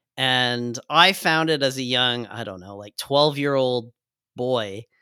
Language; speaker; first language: English; native; English